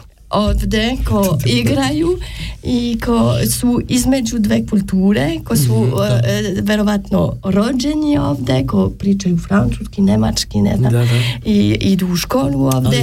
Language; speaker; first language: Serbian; non-native, learner; French